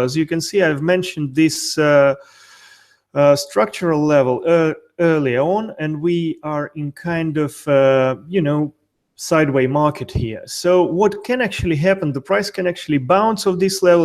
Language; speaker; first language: English; non-native, fluent; Russian